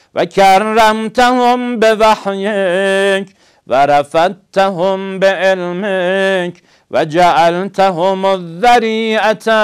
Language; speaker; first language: Arabic; non-native, fluent; Persian